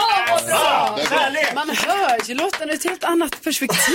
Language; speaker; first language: Swedish; native; Swedish